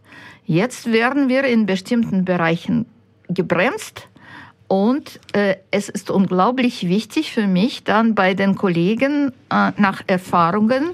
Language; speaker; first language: German; non-native, fluent; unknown